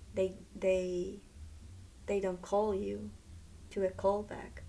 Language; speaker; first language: English; non-native, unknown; Spanish